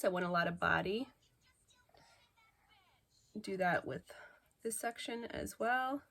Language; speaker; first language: English; native; English